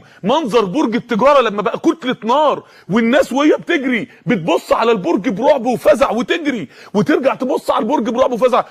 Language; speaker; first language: Arabic; native; Arabic